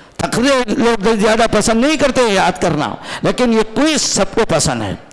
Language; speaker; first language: Urdu; non-native, local second language; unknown